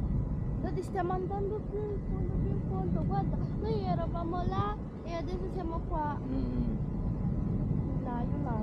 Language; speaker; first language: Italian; early bilingual, other home language; Filipino